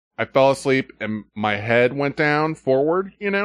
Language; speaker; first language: English; native; English